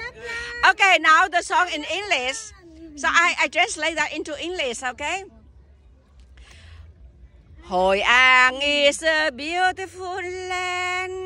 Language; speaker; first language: English; non-native, learner; Vietnamese